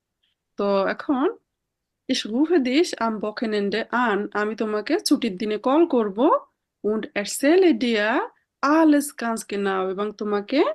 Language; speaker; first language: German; non-native, fluent; Bangla